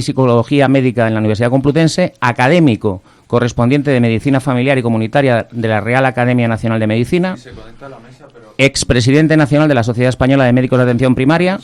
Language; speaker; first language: Spanish; native; Spanish